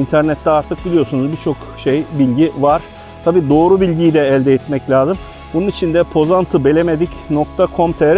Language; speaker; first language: Turkish; native; Turkish